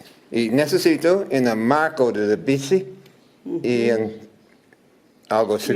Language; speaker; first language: Spanish; non-native, learner; English